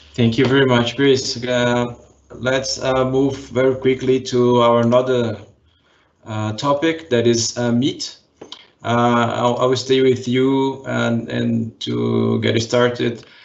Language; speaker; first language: English; non-native, fluent; Portuguese